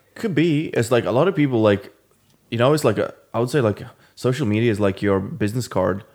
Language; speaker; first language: English; non-native, fluent; Latvian